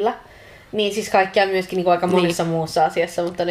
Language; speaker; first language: Finnish; native; Finnish